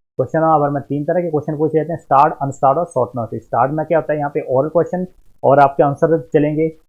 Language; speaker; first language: Hindi; native; Hindi